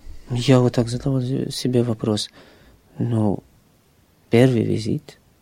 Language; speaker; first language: Russian; non-native, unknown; Arabic